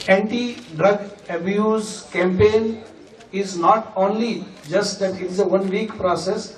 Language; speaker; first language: English; non-native, local second language; Telugu